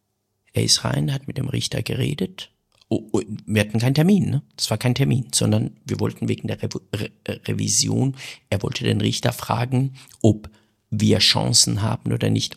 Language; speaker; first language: German; non-native, fluent; Persian